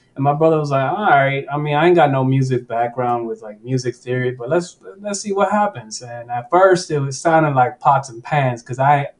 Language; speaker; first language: English; early bilingual, other home language; Spanish